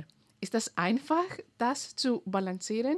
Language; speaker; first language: German; non-native, fluent; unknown